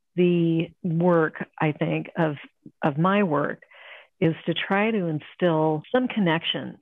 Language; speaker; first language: English; native; English